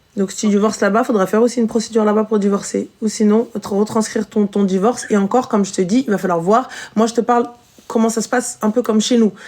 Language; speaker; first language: French; early bilingual, other home language; Arabic